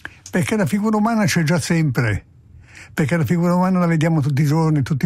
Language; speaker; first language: Italian; native; Italian